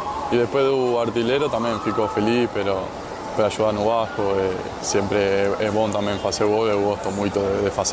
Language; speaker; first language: Portuguese; non-native, fluent; Spanish